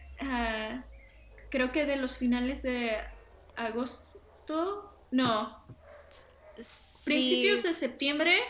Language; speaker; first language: Spanish; early bilingual, heritage; Spanish